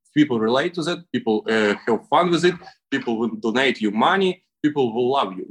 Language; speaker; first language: English; non-native, learner; Ukrainian